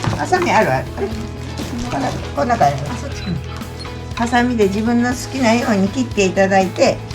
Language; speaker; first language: Japanese; native; Japanese